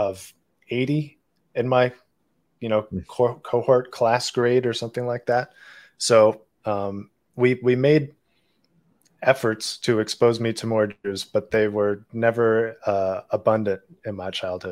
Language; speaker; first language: English; native; English